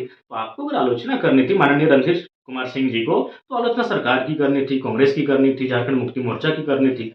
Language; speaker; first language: Hindi; non-native, local second language; Magahi